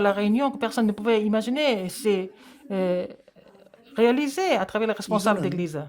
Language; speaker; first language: French; non-native, fluent; Korean